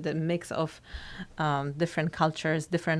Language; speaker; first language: English; non-native, fluent; Polish